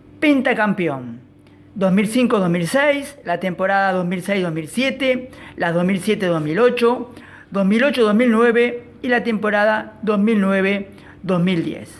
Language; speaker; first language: Spanish; native; Spanish